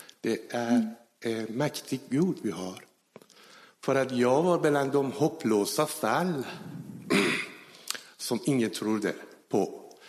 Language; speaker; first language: Swedish; non-native, fluent; Persian